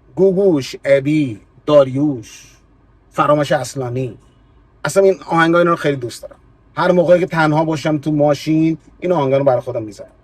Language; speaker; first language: Persian; early bilingual, other home language; Punjabi